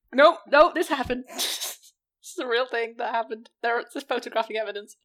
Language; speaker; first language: English; native; English